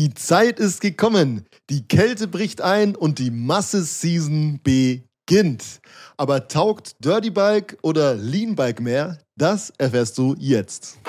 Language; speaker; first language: German; native; German